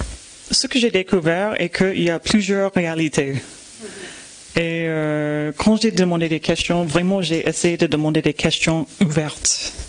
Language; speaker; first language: French; non-native, fluent; English